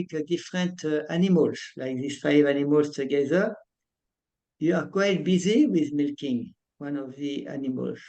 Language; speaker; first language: English; non-native, fluent; French